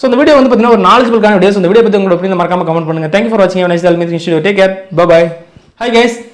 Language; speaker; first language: Tamil; native; Tamil